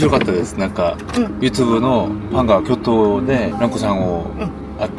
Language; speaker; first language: Japanese; non-native, learner; Korean